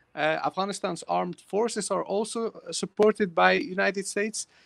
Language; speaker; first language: English; early bilingual, other home language; Persian